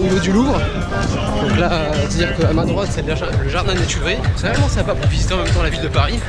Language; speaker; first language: French; native; French